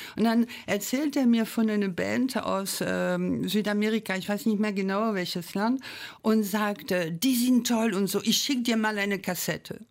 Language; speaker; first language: German; non-native, fluent; French